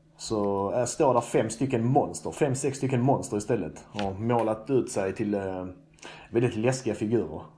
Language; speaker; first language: Swedish; native; Swedish